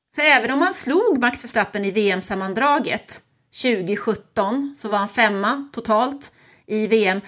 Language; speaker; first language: Swedish; early bilingual, other home language; German